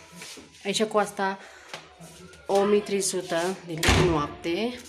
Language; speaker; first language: Romanian; non-native, learner; Filipino